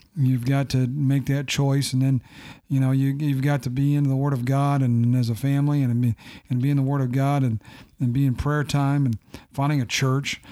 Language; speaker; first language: English; native; English